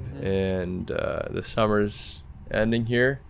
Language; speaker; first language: English; native; English